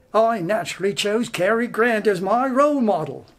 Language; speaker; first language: English; native; English